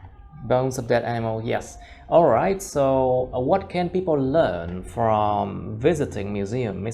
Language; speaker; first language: English; non-native, fluent; Vietnamese